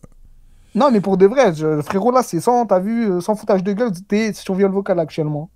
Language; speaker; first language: French; native; French